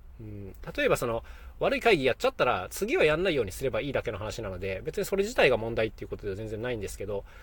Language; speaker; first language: Japanese; native; Japanese